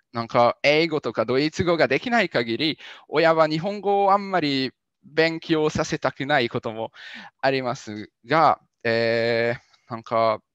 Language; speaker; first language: Japanese; non-native, fluent; Hungarian